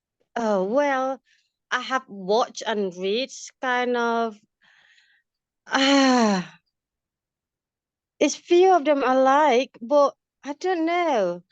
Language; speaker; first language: English; non-native, fluent; Indonesian